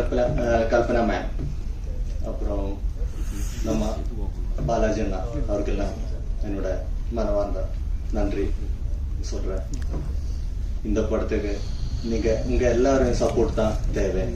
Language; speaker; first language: Tamil; non-native, fluent; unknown